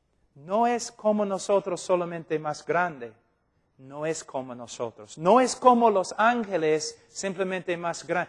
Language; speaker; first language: Spanish; non-native, fluent; English